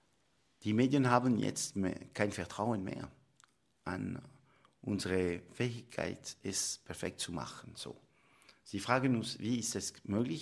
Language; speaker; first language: German; non-native, local second language; French